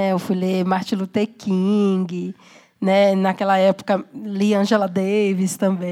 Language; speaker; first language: Portuguese; native; Portuguese